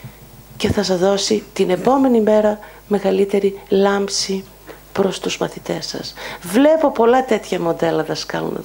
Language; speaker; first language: Greek; native; Greek